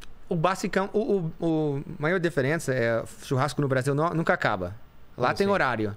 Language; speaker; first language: Portuguese; non-native, fluent; English